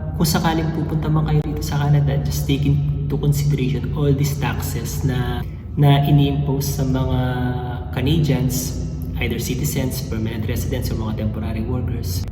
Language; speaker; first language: Filipino; native; Filipino